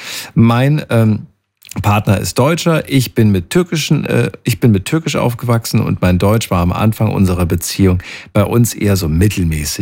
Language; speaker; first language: German; native; German